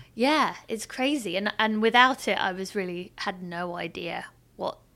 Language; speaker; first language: English; native; English